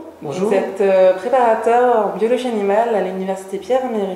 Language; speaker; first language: French; native; French